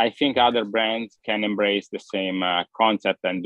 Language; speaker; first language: English; non-native, fluent; Italian